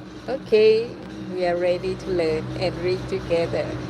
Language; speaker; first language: English; non-native, learner; Thai